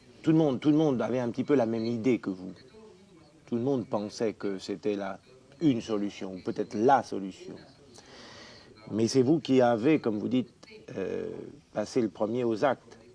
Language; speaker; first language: French; native; French